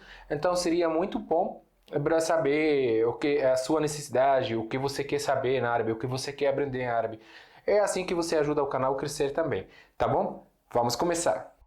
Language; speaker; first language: Portuguese; non-native, fluent; Arabic